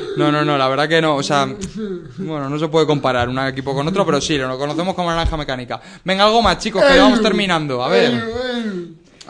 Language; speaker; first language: Spanish; native; Spanish